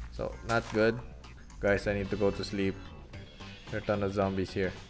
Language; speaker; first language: English; non-native, local second language; Filipino